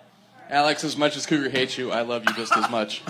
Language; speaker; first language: English; native; English